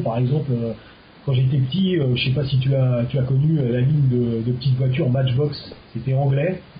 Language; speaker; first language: French; native; French